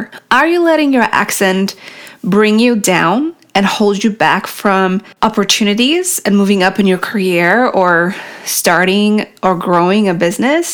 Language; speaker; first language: English; non-native, fluent; Polish